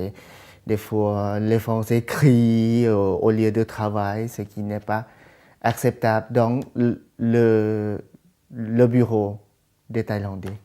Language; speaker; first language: French; non-native, fluent; Thai